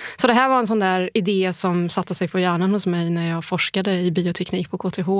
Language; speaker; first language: Swedish; early bilingual, heritage; Swedish